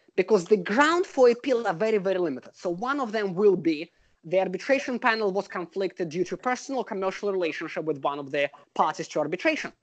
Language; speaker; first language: English; non-native, fluent; Russian